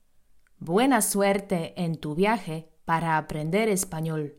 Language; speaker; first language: Spanish; non-native, fluent; Polish